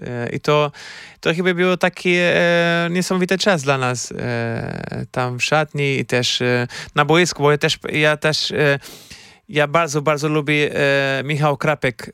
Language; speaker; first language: Polish; non-native, fluent; Portuguese